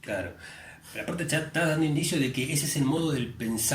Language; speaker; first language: Spanish; native; Spanish